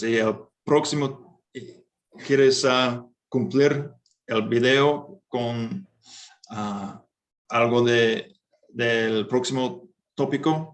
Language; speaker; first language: Spanish; non-native, fluent; English